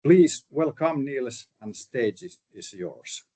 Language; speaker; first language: English; non-native, fluent; Finnish